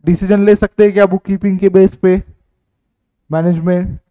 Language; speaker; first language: Hindi; non-native, local second language; Marathi